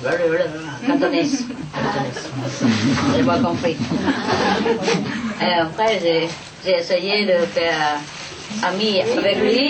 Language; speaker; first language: French; non-native, learner; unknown